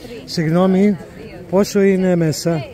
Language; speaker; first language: Greek; non-native, learner; Serbian